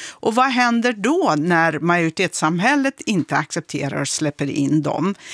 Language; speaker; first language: Swedish; non-native, fluent; Kurdish